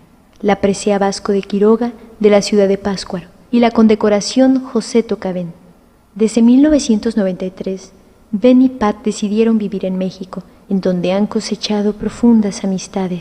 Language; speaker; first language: Spanish; native; Spanish